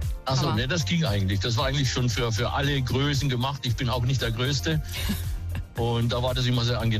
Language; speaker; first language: German; native; German